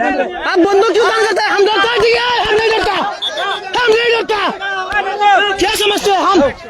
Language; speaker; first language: Hindi; non-native, learner; Bangla